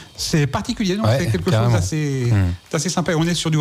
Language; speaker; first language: French; native; French